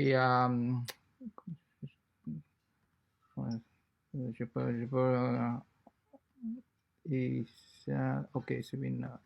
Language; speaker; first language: French; non-native, fluent; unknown